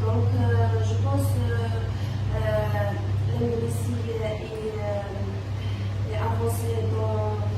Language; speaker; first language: French; non-native, local second language; Arabic